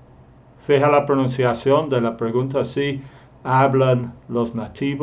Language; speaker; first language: Spanish; non-native, fluent; English